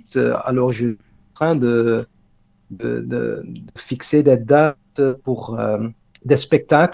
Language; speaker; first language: French; non-native, fluent; Dutch